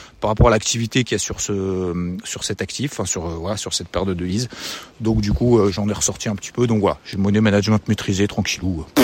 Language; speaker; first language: French; native; French